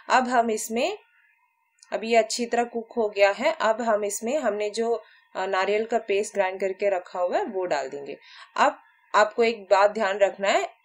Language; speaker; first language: Hindi; non-native, local second language; Malayalam